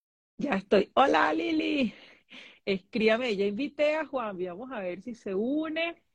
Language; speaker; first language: Spanish; native; Spanish